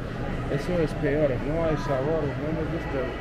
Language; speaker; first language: Spanish; non-native, learner; English